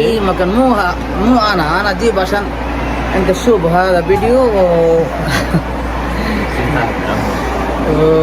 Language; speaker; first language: Arabic; non-native, learner; Bangla